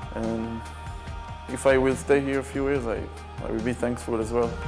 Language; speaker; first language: English; non-native, learner; Hebrew